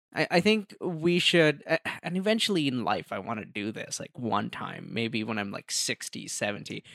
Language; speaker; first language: English; non-native, local second language; Hindi